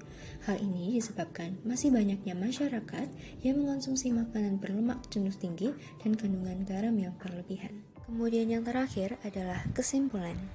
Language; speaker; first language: Indonesian; native; Indonesian